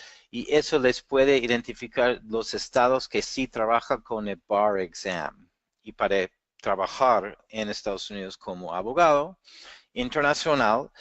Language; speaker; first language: Spanish; non-native, fluent; English